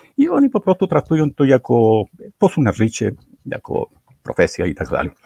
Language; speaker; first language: Polish; non-native, fluent; Spanish